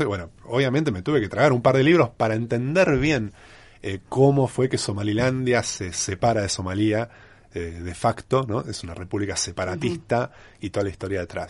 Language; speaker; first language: Spanish; native; Spanish